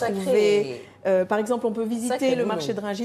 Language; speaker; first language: French; native; French